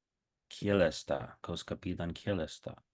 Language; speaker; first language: Finnish; non-native, learner; English